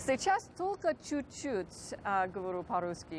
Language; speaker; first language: Russian; non-native, learner; English